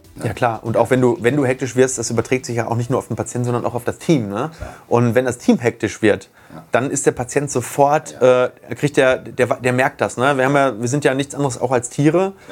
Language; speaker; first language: German; native; German